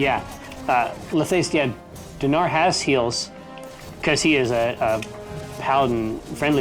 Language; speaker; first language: English; native; English